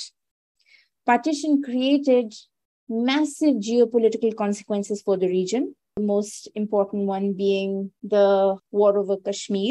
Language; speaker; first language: English; non-native, local second language; Hindi